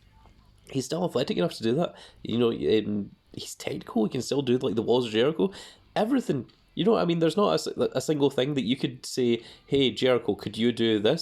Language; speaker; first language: English; native; English